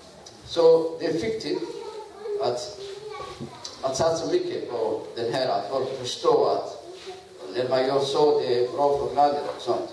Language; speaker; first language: Swedish; non-native, learner; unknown